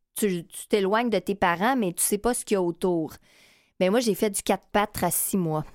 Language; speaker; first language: French; native; French